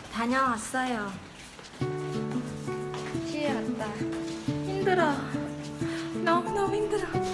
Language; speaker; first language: Korean; non-native, local second language; Vietnamese